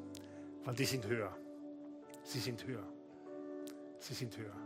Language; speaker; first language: German; non-native, fluent; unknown